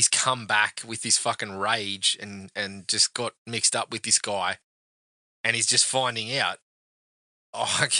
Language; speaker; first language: English; native; English